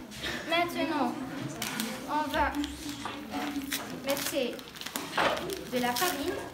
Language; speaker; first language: French; non-native, learner; Arabic